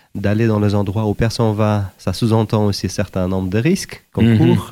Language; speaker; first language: French; non-native, fluent; Uzbek